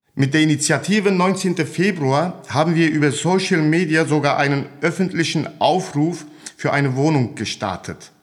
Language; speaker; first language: German; native; German